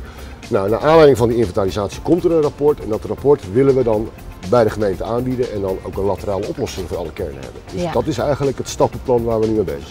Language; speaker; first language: Dutch; native; Dutch